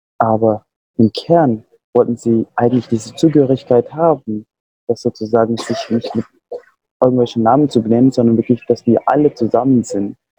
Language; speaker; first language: German; non-native, fluent; Sundanese